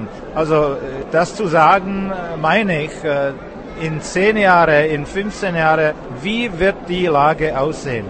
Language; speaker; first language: German; non-native, fluent; Czech